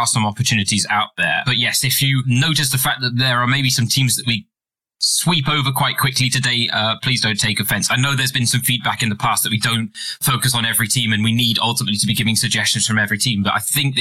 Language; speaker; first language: English; native; English